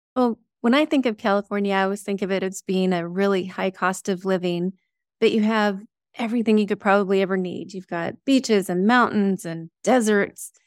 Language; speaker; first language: English; native; English